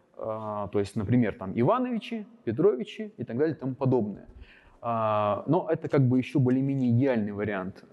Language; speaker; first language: Russian; native; Russian